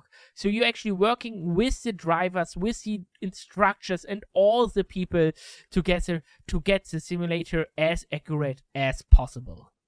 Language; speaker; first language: English; non-native, fluent; German